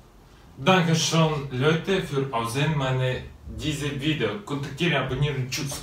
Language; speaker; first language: German; non-native, learner; Russian